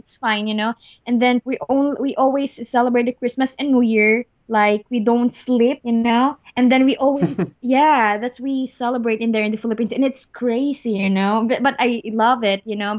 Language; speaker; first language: English; non-native, local second language; Cebuano